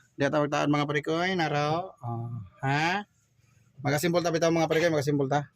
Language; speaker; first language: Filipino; non-native, local second language; Cebuano